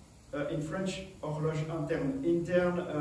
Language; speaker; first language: English; non-native, learner; French